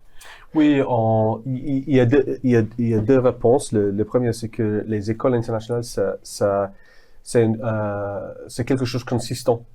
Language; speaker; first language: French; non-native, fluent; English